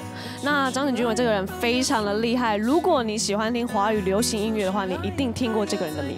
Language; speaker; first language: Chinese; native; Chinese